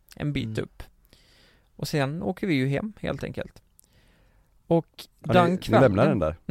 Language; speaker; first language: Swedish; native; Swedish